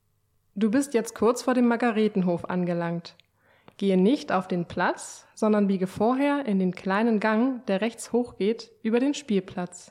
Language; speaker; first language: German; native; German